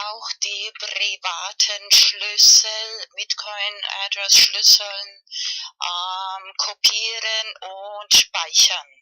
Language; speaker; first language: German; non-native, learner; Spanish